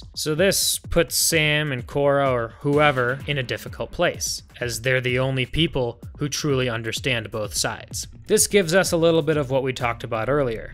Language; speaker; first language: English; native; English